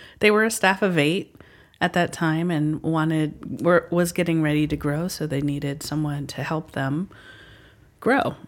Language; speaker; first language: English; early bilingual, other home language; Filipino